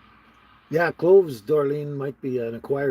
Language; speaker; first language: English; native; English